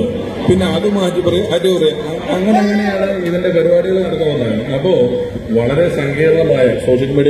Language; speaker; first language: Malayalam; native; Malayalam